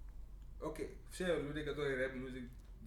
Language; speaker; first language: Russian; non-native, learner; English